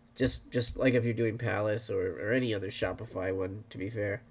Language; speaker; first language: English; native; English